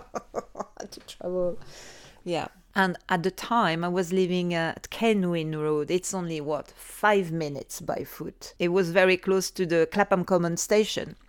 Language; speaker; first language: English; non-native, fluent; French